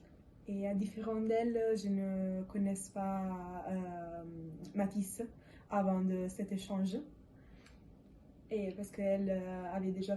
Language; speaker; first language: French; non-native, learner; Italian